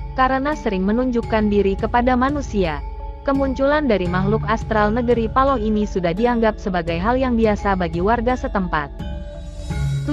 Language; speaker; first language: Indonesian; native; Indonesian